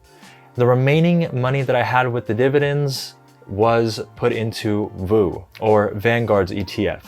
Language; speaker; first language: English; native; English